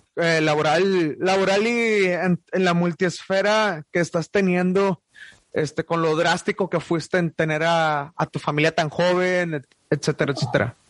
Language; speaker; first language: Spanish; native; Spanish